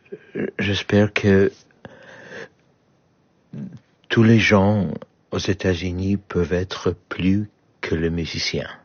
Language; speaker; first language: French; non-native, learner; Polish